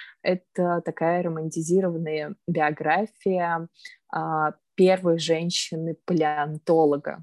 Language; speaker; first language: Russian; native; Russian